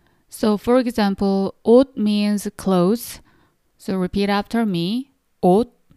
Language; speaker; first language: English; non-native, fluent; Korean